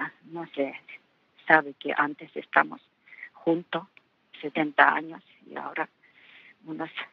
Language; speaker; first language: Spanish; non-native, learner; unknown